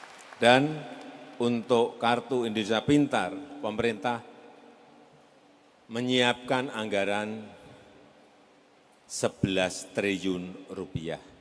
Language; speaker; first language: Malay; non-native, local second language; Javanese